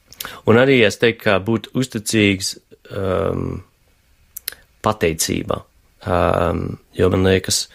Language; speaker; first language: Latvian; non-native, fluent; English